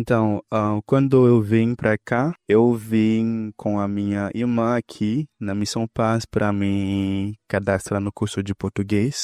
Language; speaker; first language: Portuguese; non-native, fluent; Haitian Creole